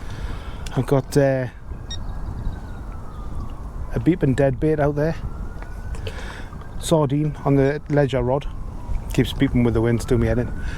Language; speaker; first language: English; native; English